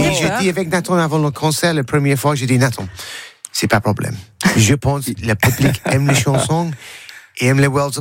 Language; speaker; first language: French; non-native, learner; English